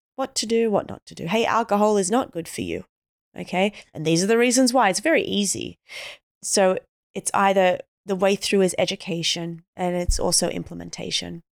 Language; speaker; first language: English; native; English